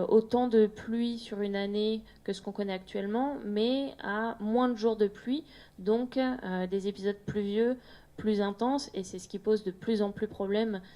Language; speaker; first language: French; native; French